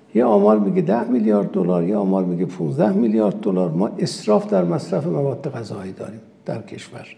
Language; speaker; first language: Persian; non-native, local second language; Azerbaijani